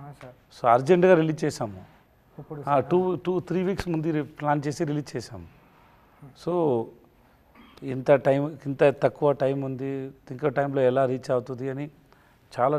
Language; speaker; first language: Telugu; non-native, learner; Tamil